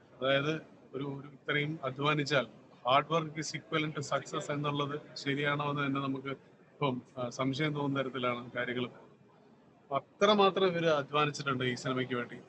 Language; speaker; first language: Malayalam; native; Malayalam